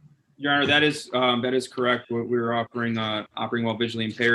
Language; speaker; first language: English; native; English